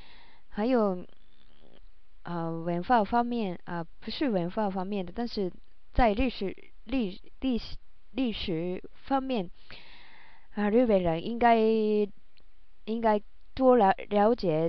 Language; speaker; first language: Chinese; non-native, learner; Japanese